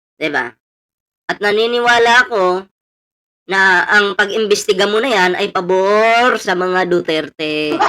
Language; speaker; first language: Filipino; non-native, local second language; Cebuano